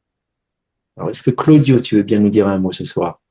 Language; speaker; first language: French; native; French